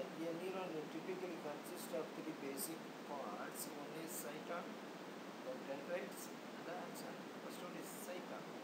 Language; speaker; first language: English; non-native, local second language; Tamil